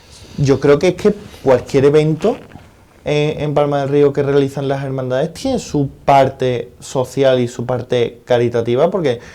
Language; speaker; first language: Spanish; native; Spanish